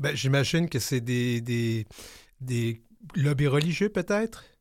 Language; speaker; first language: French; native; French